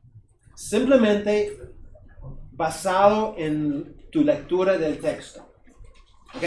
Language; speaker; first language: Spanish; non-native, fluent; English